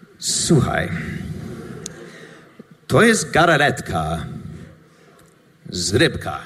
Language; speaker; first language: Polish; non-native, learner; English